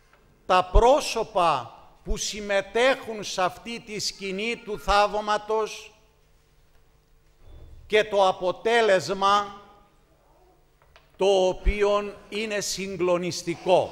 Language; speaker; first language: Greek; native; Greek